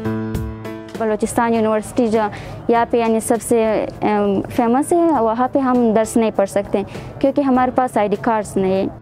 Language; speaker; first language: Hindi; non-native, learner; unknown